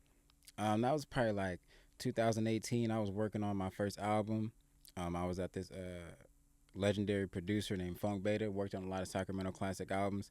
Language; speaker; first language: English; native; English